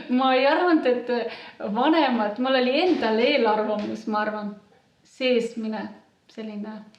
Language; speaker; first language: Estonian; non-native, local second language; Romany